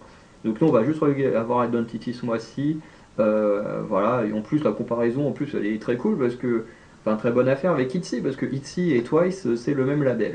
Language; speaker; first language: French; native; French